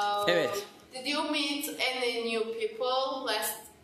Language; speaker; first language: English; non-native, learner; Turkish